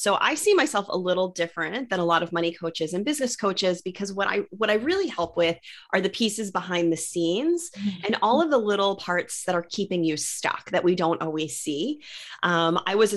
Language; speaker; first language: English; native; English